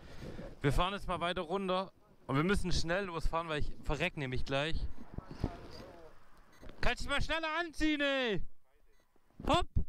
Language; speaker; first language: German; native; German